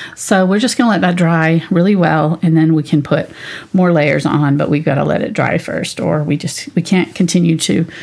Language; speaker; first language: English; native; English